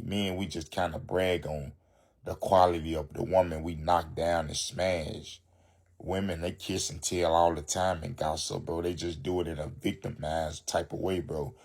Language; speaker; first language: English; native; English